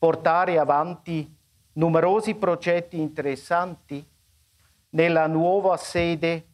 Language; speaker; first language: Italian; non-native, local second language; German